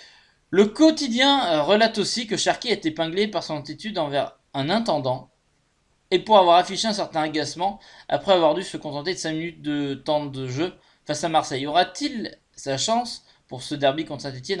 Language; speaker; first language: French; native; French